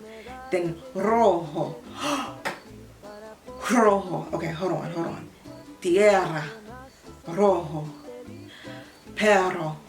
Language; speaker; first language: Spanish; non-native, learner; English